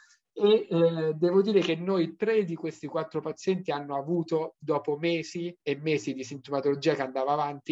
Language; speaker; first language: Italian; native; Italian